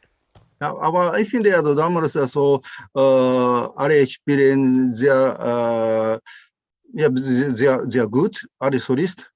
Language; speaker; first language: German; non-native, learner; Japanese